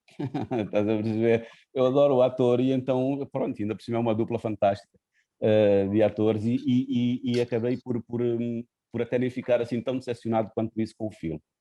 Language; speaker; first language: Portuguese; non-native, local second language; Kabuverdianu